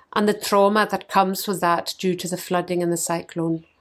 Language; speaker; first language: English; native; English